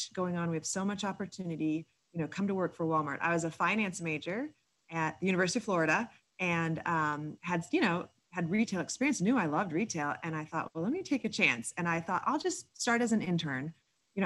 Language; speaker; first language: English; native; English